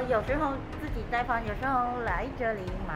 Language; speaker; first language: Chinese; non-native, learner; Vietnamese